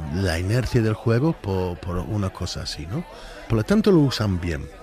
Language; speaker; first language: Spanish; non-native, fluent; English